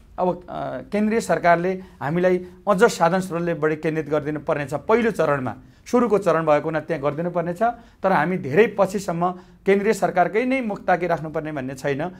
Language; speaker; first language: Nepali; native; Nepali